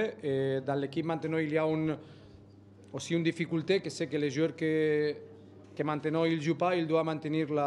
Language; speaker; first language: French; non-native, learner; Spanish